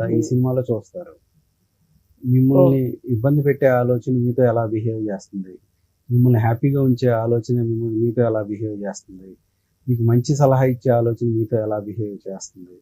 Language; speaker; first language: Telugu; native; Telugu